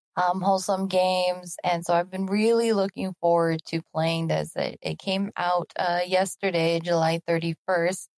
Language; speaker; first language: English; native; English